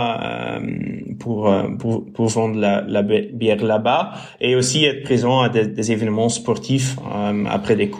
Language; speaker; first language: French; non-native, local second language; Dutch